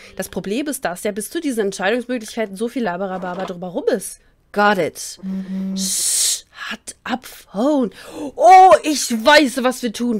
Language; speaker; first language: German; native; German